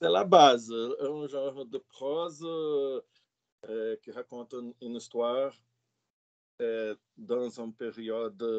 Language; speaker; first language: French; non-native, fluent; Portuguese